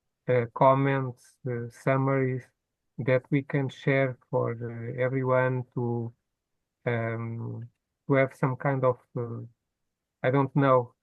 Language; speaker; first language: English; non-native, fluent; Portuguese